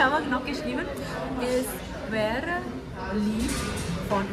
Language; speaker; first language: German; non-native, learner; Thai